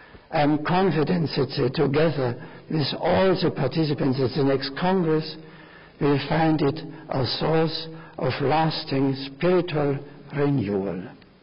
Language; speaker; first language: English; non-native, fluent; German